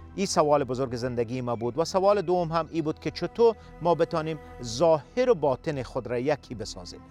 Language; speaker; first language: Persian; native; Persian